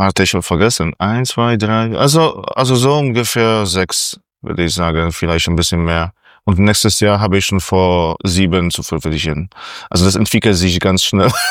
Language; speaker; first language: German; non-native, fluent; Polish